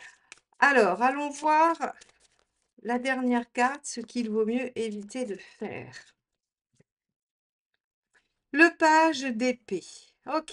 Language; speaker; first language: French; native; French